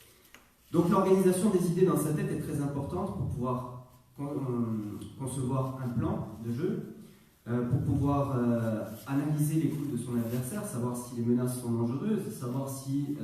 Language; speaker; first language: French; native; French